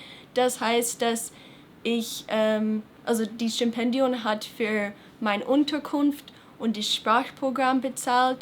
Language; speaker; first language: German; non-native, fluent; English